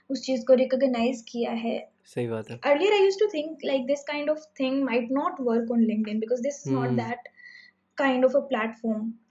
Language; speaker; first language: English; non-native, local second language; Hindi